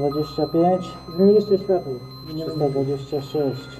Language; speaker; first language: Polish; native; Polish